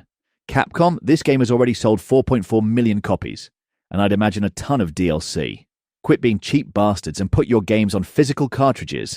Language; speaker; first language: English; native; English